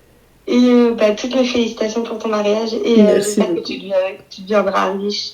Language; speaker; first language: French; native; French